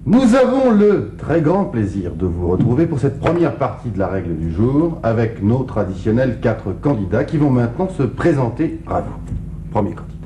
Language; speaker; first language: French; native; French